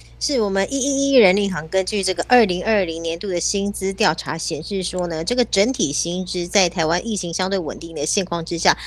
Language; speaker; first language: Chinese; native; Chinese